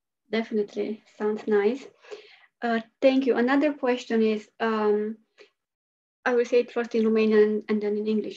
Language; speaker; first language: English; non-native, fluent; Romanian